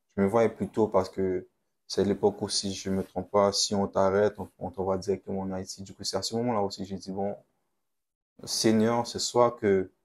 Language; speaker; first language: French; non-native, local second language; Haitian Creole